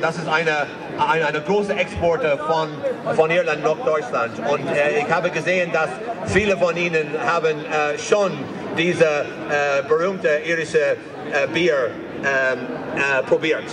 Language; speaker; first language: German; non-native, fluent; English